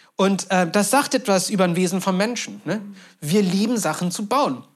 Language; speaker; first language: German; non-native, fluent; Turkish